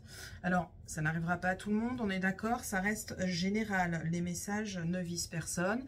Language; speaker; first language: French; native; French